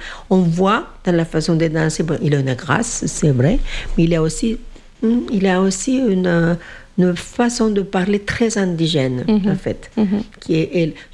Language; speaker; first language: French; non-native, fluent; Spanish